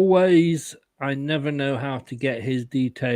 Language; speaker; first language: English; native; English